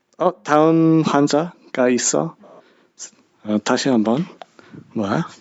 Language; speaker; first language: Korean; non-native, learner; English